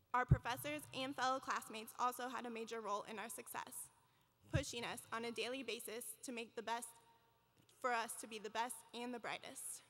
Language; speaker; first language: English; native; English